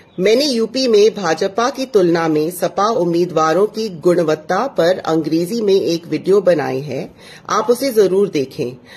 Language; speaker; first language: Hindi; non-native, local second language; English